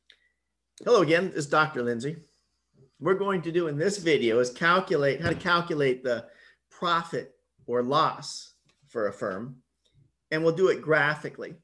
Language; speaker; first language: English; native; English